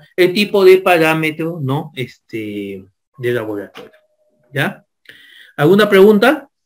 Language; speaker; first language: Spanish; native; Spanish